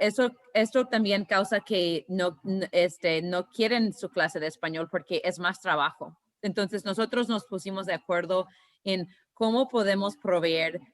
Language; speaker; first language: Spanish; early bilingual, heritage; Spanish